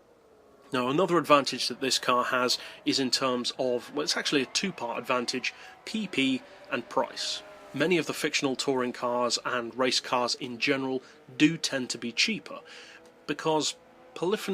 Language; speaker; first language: English; native; English